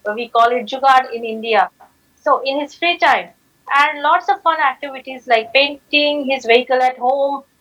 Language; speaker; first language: English; non-native, local second language; Marathi